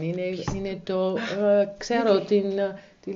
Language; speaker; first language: Greek; non-native, learner; German